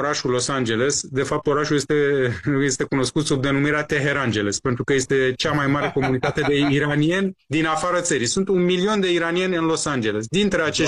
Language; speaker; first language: Romanian; non-native, fluent; Persian